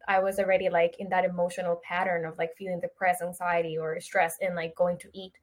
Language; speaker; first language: English; early bilingual, other home language; Spanish